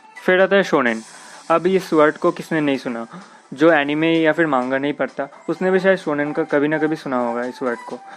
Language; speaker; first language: Hindi; non-native, local second language; Bangla